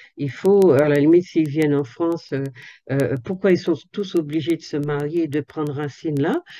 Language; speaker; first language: French; native; French